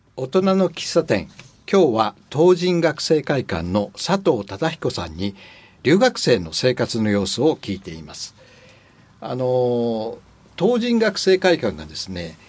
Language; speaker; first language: Japanese; native; Japanese